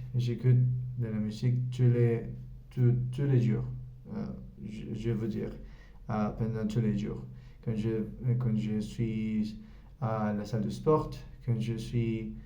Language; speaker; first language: French; non-native, learner; Spanish